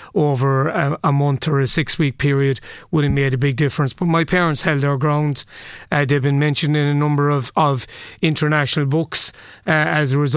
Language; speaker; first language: English; native; English